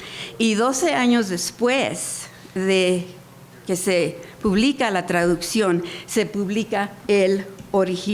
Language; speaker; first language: Spanish; early bilingual, heritage; Spanish